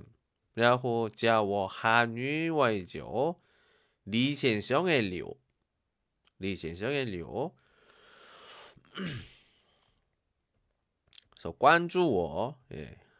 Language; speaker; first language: Chinese; non-native, learner; Korean